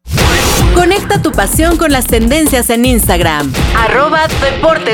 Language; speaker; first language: Spanish; native; Spanish